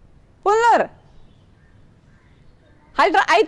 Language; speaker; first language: Arabic; non-native, fluent; Malayalam